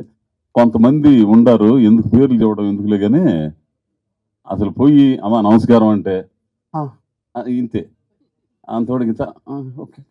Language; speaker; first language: Telugu; native; Telugu